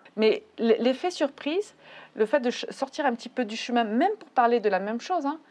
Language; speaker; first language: French; native; French